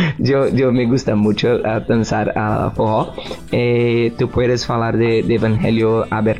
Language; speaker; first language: Spanish; non-native, learner; Portuguese